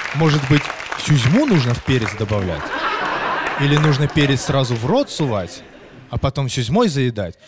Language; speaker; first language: Russian; native; Russian